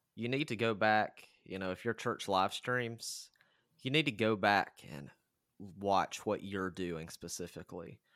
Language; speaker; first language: English; native; English